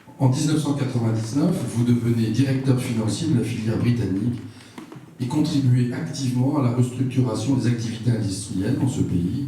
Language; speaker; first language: French; native; French